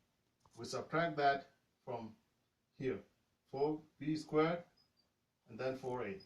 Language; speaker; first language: English; non-native, fluent; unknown